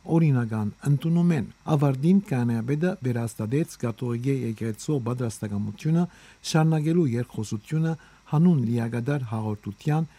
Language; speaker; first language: Armenian; native; Armenian